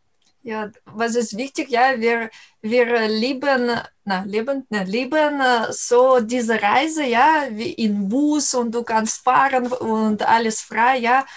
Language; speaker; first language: German; non-native, learner; Russian